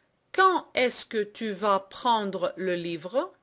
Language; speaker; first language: French; non-native, fluent; Greek